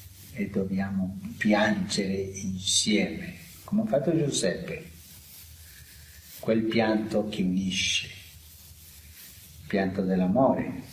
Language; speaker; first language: Italian; non-native, fluent; Spanish